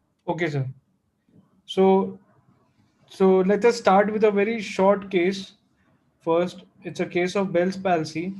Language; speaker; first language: English; non-native, local second language; Hindi